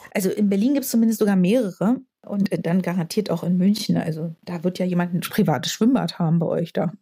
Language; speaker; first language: German; native; German